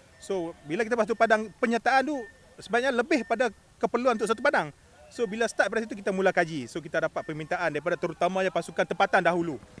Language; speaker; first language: Malay; native; Malay